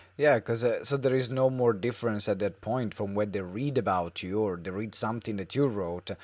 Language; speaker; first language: English; non-native, fluent; Italian